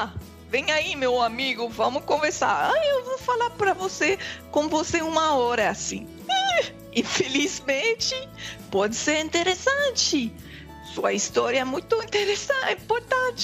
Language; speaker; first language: Portuguese; non-native, fluent; French